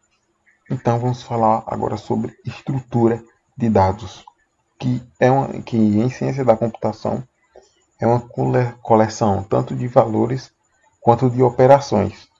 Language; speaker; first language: Portuguese; native; Portuguese